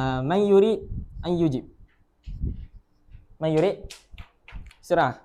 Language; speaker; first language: Arabic; non-native, learner; Malay